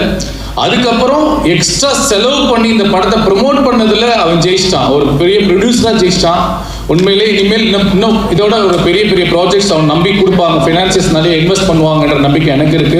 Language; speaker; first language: Tamil; native; Tamil